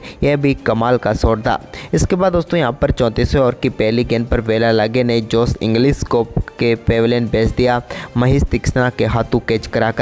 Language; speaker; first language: Hindi; native; Hindi